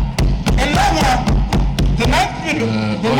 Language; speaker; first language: English; non-native, local second language; Shona